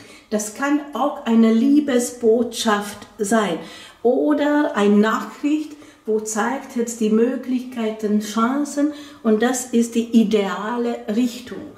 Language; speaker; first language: German; non-native, fluent; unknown